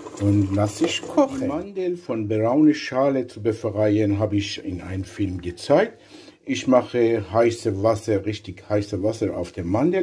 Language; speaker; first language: German; non-native, learner; Persian